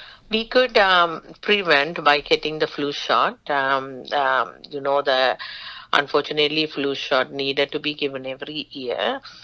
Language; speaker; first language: English; non-native, local second language; Tamil